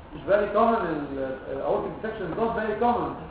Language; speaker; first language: English; non-native, fluent; Arabic